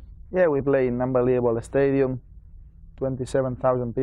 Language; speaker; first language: English; non-native, learner; Spanish